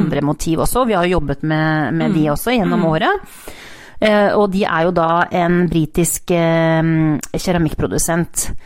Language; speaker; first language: Norwegian; native; Norwegian